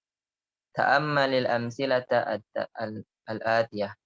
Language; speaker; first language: Arabic; non-native, fluent; Indonesian